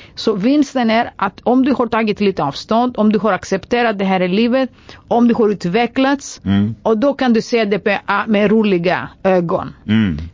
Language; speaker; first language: Swedish; non-native, fluent; Greek